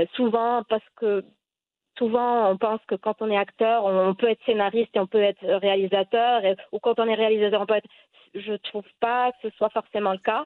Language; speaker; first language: French; non-native, local second language; Arabic